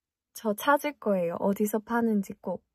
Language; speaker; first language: Korean; early bilingual, heritage; English